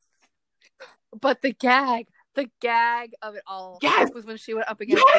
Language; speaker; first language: English; native; English